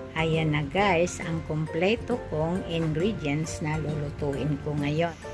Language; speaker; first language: Filipino; non-native, local second language; Hiligaynon